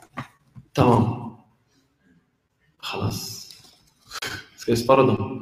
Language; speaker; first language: Swedish; early bilingual, other home language; Arabic